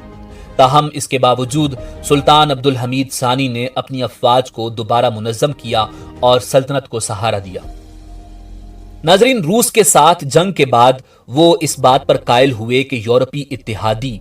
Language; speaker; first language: Urdu; native; Urdu